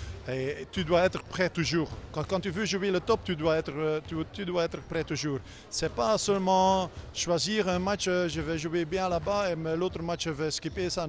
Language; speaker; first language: French; non-native, learner; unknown